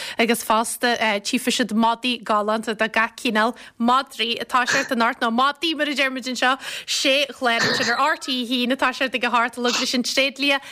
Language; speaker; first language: Irish; native; Irish